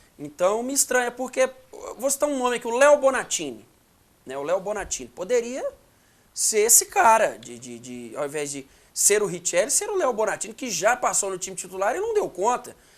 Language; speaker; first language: Portuguese; native; Portuguese